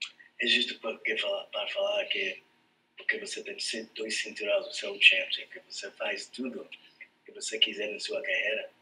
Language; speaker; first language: Portuguese; non-native, fluent; English